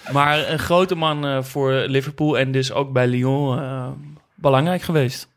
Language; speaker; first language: Dutch; native; Dutch